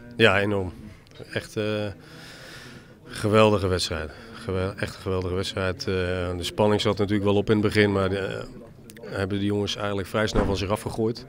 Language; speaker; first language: Dutch; native; Dutch